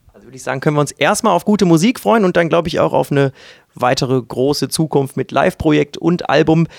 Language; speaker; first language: German; native; German